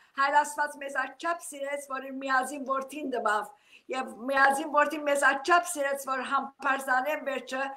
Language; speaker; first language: Armenian; early bilingual, heritage; Armenian